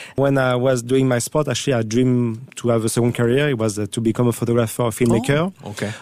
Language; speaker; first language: English; non-native, fluent; French